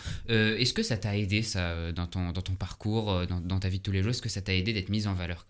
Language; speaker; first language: French; native; French